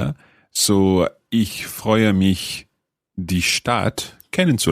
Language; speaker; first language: German; non-native, learner; English